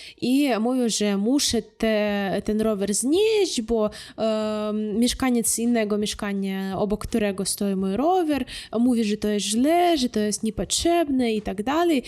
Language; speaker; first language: Polish; non-native, fluent; Russian